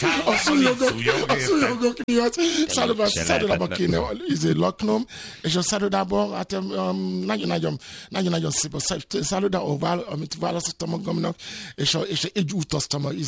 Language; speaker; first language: Hungarian; non-native, fluent; Yoruba